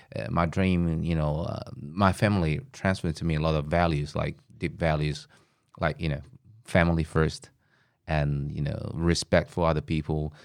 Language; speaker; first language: English; non-native, fluent; Italian